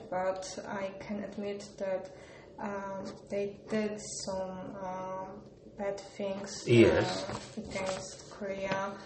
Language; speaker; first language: English; non-native, learner; Polish